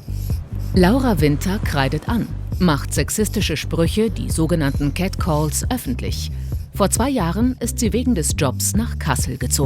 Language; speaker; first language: German; native; German